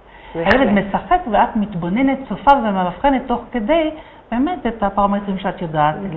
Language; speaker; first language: Hebrew; native; Hebrew